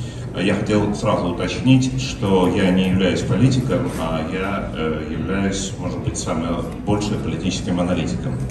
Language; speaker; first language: Russian; native; Russian